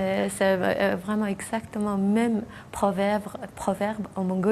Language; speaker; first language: French; non-native, learner; Mongolian